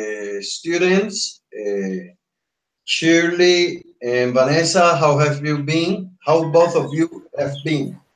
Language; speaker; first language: English; non-native, fluent; Spanish